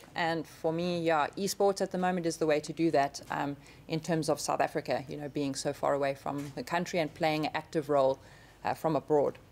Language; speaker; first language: English; native; English